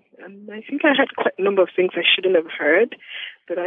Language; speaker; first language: English; non-native, local second language; Yoruba